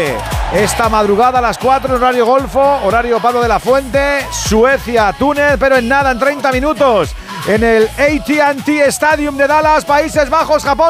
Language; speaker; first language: Spanish; native; Spanish